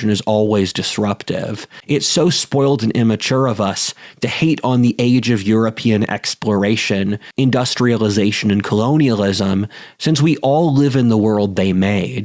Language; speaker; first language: English; native; English